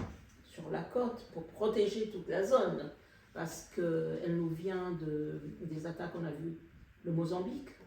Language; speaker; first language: French; non-native, local second language; Comorian